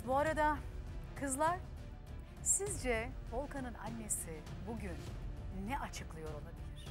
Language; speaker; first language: Turkish; native; Turkish